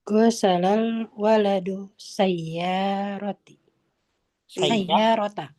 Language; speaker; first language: Arabic; non-native, learner; Indonesian